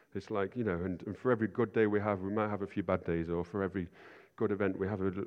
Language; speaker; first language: English; native; English